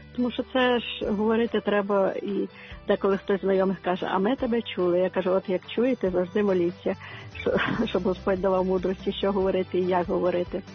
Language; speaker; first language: Ukrainian; native; Ukrainian